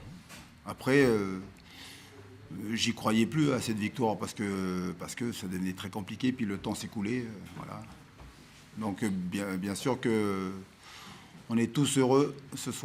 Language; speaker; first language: French; native; French